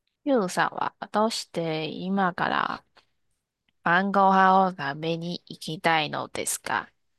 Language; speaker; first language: Japanese; non-native, learner; Chinese